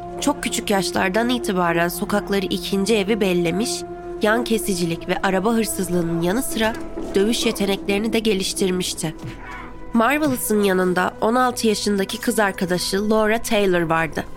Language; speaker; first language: Turkish; native; Turkish